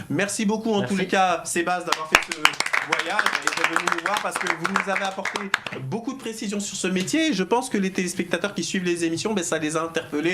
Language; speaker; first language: French; native; French